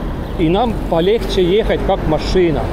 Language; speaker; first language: Russian; non-native, learner; Estonian